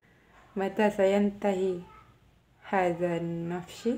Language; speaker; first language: Arabic; non-native, learner; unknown